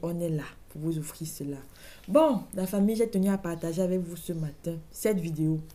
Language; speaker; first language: French; native; French